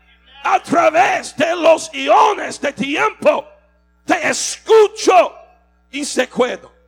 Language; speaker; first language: Spanish; non-native, learner; English